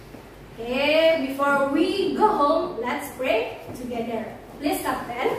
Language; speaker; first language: English; non-native, fluent; Indonesian